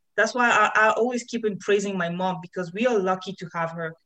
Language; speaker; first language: English; non-native, fluent; French